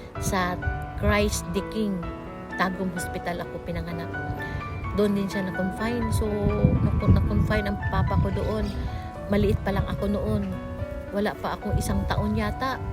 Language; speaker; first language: Filipino; non-native, local second language; Cebuano